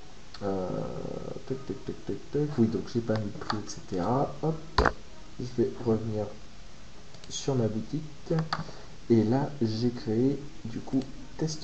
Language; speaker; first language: French; native; French